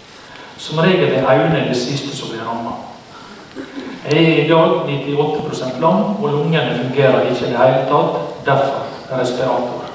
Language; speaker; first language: Norwegian; native; Norwegian